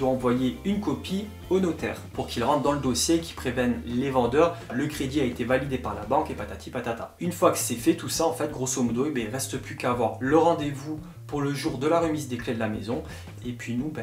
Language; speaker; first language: French; native; French